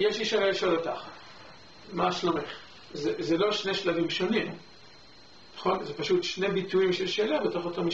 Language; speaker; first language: Hebrew; non-native, fluent; English